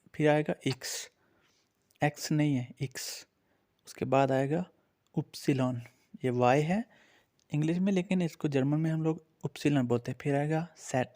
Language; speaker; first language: Urdu; native; Urdu